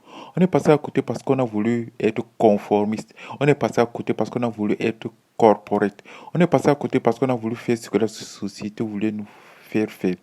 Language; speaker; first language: French; native; French